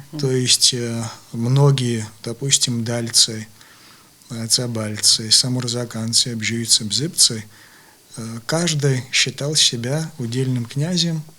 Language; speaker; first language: Russian; non-native, local second language; Abkhazian